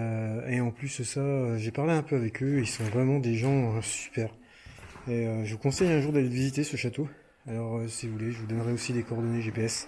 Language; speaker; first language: French; native; French